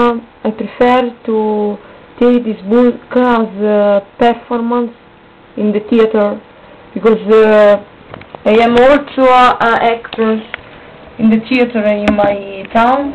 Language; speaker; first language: English; non-native, learner; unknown